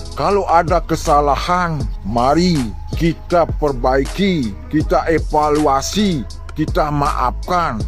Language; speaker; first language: Indonesian; native; Indonesian